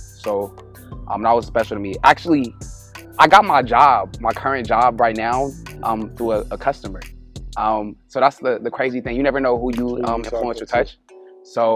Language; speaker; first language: English; native; English